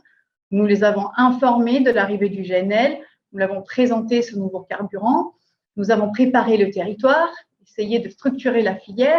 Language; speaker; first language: French; native; French